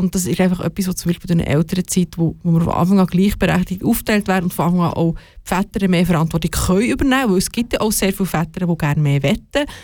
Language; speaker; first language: German; native; German